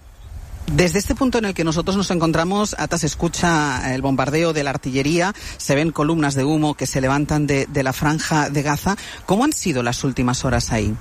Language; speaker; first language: Spanish; native; Spanish